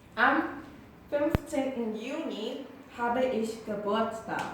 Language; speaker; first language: German; non-native, fluent; Korean